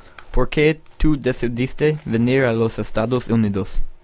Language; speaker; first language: Spanish; non-native, learner; English